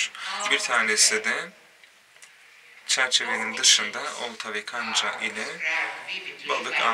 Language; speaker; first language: Turkish; native; Turkish